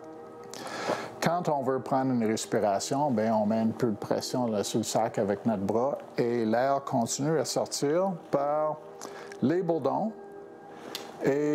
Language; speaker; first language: French; non-native, local second language; English